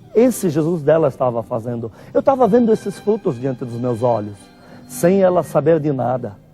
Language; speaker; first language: Portuguese; non-native, fluent; Arabic